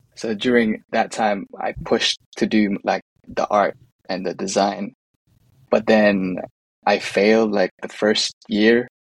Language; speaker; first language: English; native; English